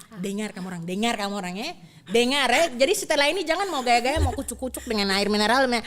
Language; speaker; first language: Indonesian; native; Indonesian